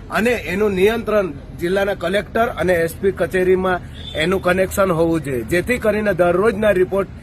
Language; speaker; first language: Gujarati; non-native, local second language; Kukna